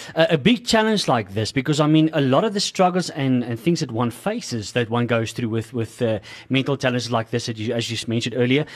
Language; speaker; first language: English; non-native, local second language; Afrikaans